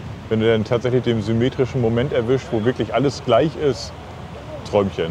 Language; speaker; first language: German; native; German